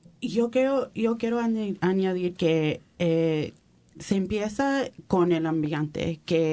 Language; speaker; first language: Spanish; early bilingual, heritage; Spanish